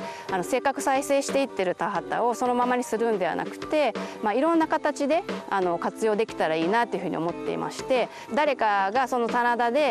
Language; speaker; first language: Japanese; native; Japanese